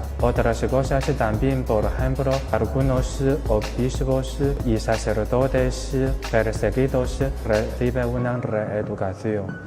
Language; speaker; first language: Spanish; non-native, learner; Chinese